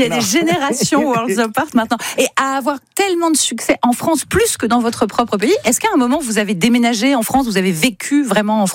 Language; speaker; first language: French; native; French